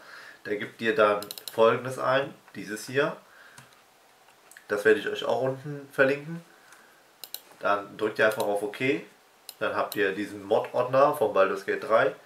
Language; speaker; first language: German; native; German